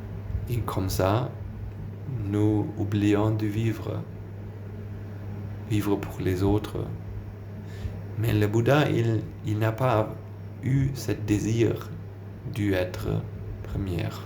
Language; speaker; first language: French; non-native, learner; German